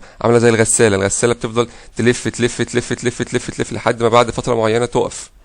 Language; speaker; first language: Arabic; native; Arabic